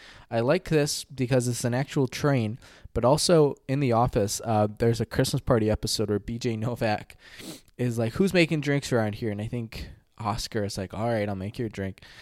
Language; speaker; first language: English; native; English